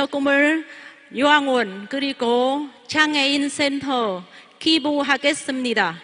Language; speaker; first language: Korean; non-native, learner; Vietnamese